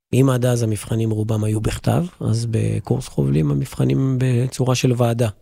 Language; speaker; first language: Hebrew; native; Hebrew